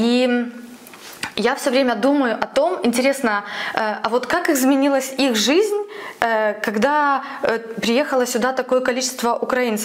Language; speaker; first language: Russian; native; Russian